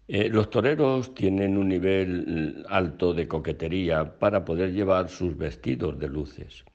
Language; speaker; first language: Spanish; native; Spanish